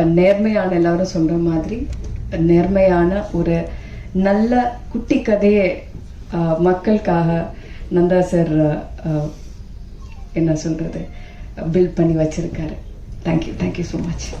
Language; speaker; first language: Tamil; non-native, fluent; Malayalam